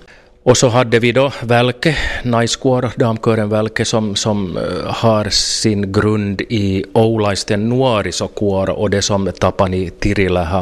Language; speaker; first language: Swedish; native; Swedish